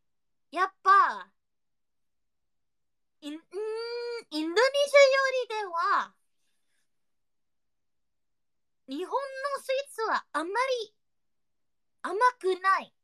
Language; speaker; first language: Japanese; non-native, learner; Indonesian